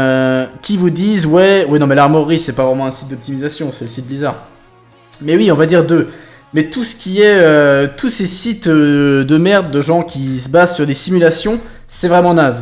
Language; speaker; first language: French; native; French